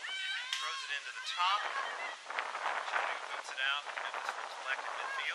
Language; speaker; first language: English; native; English